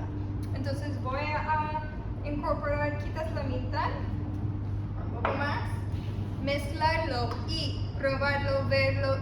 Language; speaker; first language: Spanish; early bilingual, heritage; Spanish